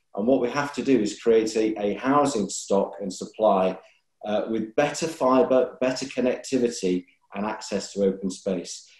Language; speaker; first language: English; native; English